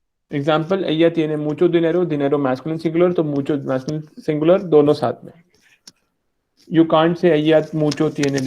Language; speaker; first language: Spanish; non-native, fluent; Hindi